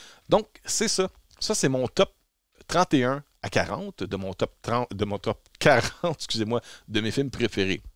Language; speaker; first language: French; native; French